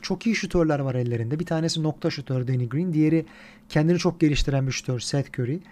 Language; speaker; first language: Turkish; native; Turkish